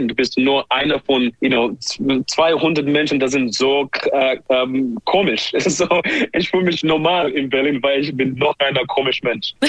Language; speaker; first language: German; non-native, learner; English